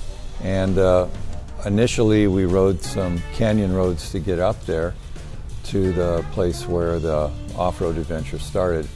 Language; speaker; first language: English; native; English